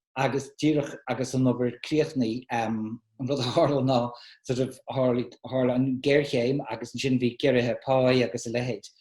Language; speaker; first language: Irish; native; Irish